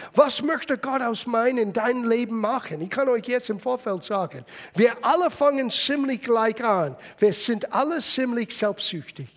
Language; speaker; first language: German; non-native, fluent; English